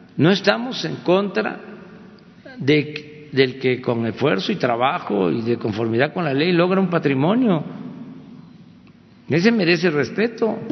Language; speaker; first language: Spanish; native; Spanish